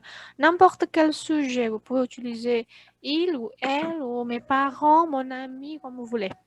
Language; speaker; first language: French; non-native, fluent; Indonesian